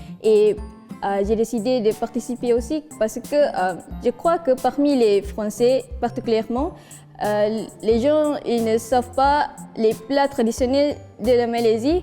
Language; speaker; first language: French; non-native, learner; Malay